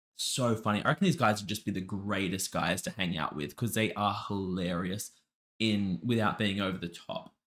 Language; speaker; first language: English; native; English